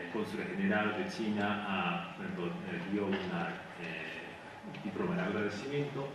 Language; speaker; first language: Spanish; non-native, fluent; Japanese